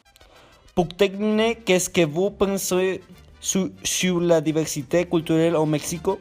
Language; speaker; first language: French; non-native, learner; Spanish